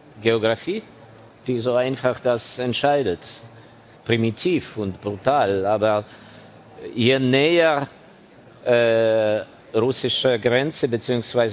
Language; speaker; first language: German; non-native, fluent; Ukrainian